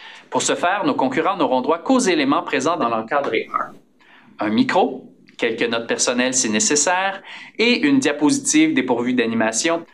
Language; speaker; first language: French; native; French